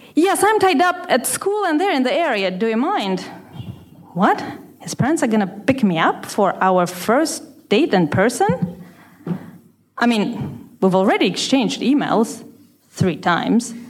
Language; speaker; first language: English; non-native, fluent; Russian